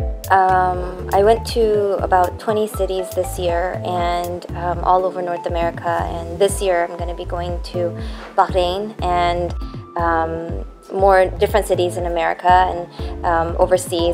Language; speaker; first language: English; early bilingual, other home language; Korean